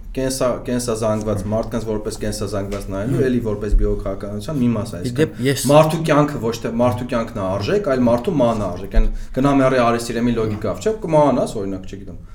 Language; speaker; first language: Armenian; native; Armenian